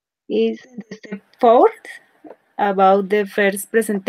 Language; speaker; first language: English; non-native, learner; Spanish